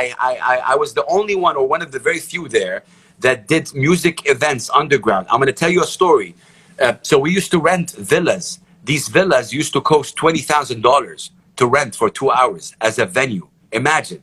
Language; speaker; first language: English; non-native, fluent; Arabic